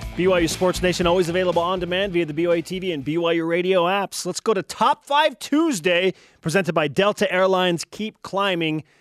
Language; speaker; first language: English; native; English